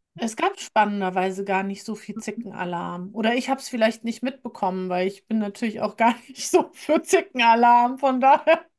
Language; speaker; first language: German; native; German